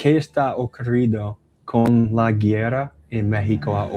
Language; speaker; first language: Spanish; non-native, learner; English